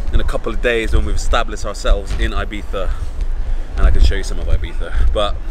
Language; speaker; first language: English; native; English